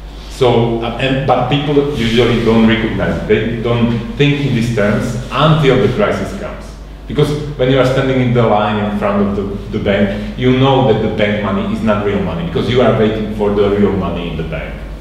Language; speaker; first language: English; non-native, fluent; Slovak